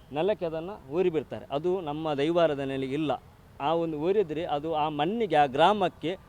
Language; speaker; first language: Kannada; non-native, local second language; Tulu